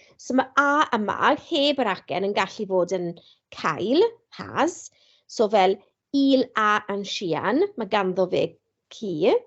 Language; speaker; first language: Welsh; non-native, local second language; English